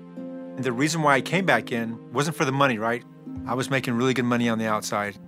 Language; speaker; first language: English; native; English